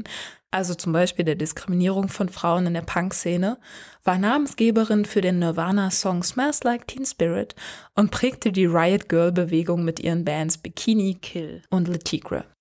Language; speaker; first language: German; native; German